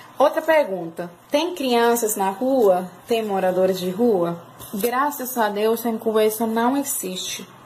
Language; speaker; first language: Portuguese; non-native, fluent; Spanish